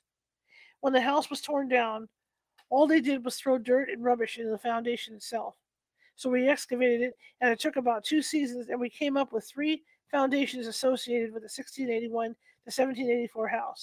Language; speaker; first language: English; native; English